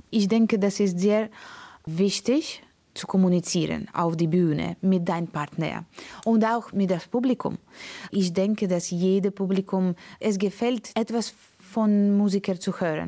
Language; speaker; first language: German; non-native, fluent; Russian